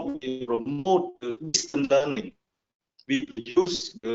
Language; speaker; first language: English; non-native, learner; Khmer